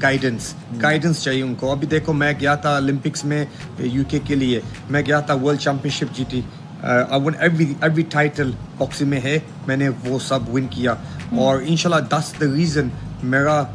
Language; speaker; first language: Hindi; early bilingual, heritage; Hindi